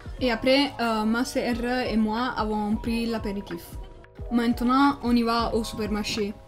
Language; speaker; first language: French; non-native, learner; Italian